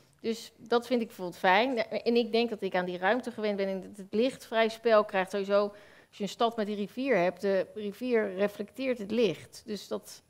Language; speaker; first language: Dutch; native; Dutch